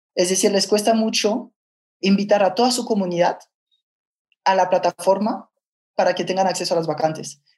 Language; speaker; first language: Spanish; non-native, fluent; French